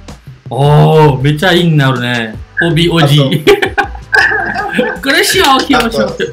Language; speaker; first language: Japanese; non-native, learner; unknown